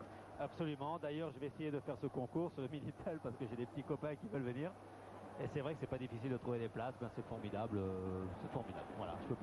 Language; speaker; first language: French; native; French